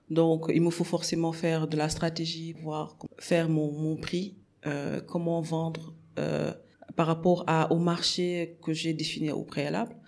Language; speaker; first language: French; non-native, local second language; Wolof